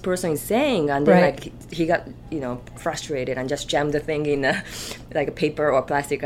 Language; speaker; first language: English; non-native, fluent; Japanese